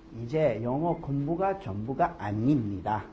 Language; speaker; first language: Korean; non-native, learner; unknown